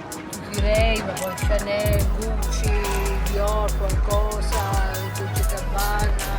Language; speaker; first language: Italian; native; Italian